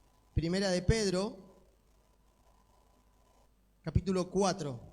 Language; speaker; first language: Spanish; native; Spanish